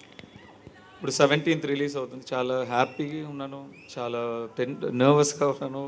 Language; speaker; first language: Telugu; non-native, learner; Tamil